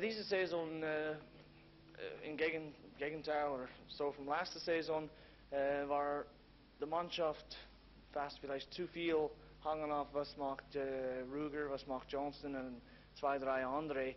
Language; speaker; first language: German; non-native, learner; English